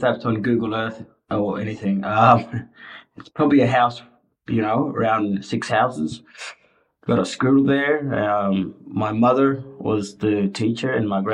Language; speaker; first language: English; native; English